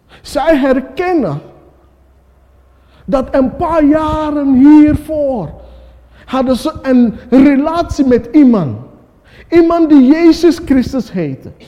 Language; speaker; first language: Dutch; non-native, fluent; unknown